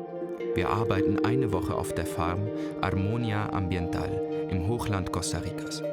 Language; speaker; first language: German; native; German